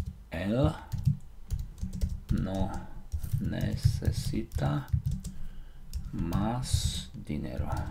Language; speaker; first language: Spanish; non-native, fluent; Slovak